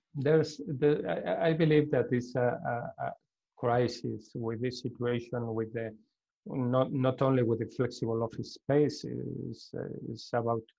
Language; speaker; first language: English; non-native, learner; Spanish